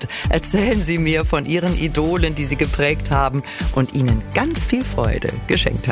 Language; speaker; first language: German; native; German